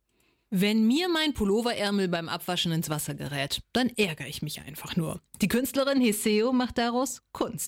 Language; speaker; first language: German; native; German